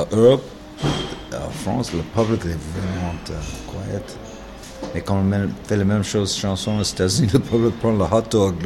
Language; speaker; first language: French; non-native, learner; English